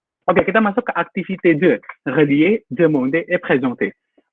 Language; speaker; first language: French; non-native, fluent; Indonesian